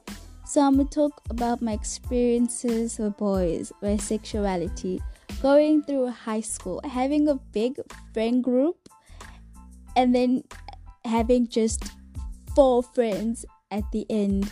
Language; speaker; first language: English; non-native, local second language; Xhosa